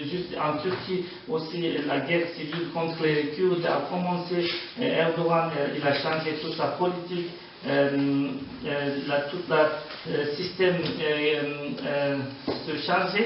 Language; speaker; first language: French; non-native, learner; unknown